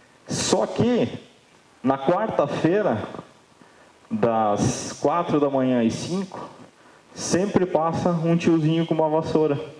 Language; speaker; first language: Portuguese; native; Portuguese